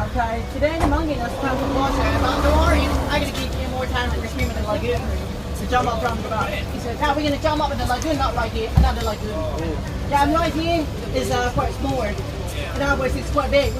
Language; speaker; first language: English; non-native, learner; Thai